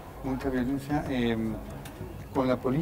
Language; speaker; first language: Portuguese; non-native, fluent; Spanish